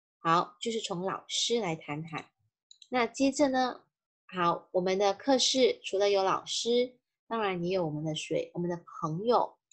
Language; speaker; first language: Chinese; native; Chinese